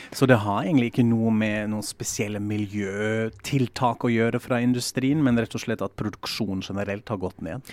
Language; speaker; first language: Norwegian; non-native, fluent; German